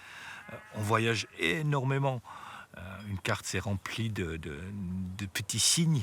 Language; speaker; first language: French; native; French